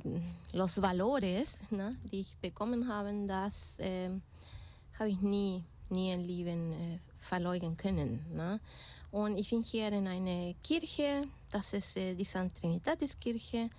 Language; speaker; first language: German; non-native, fluent; Spanish